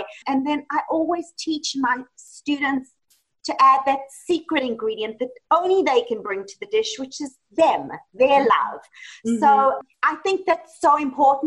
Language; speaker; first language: English; native; English